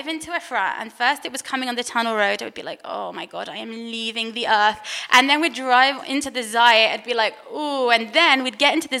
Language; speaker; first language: English; native; English